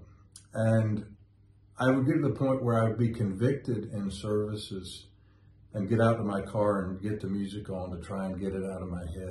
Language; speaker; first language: English; native; English